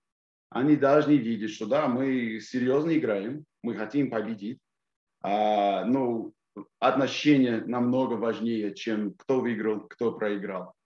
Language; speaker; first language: Russian; non-native, fluent; English